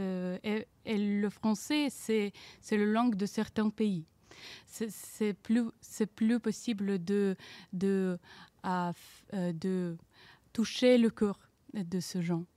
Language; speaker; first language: French; non-native, learner; Ukrainian